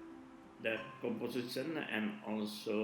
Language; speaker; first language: English; non-native, learner; Indonesian